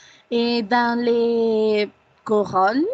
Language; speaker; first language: French; non-native, learner; Spanish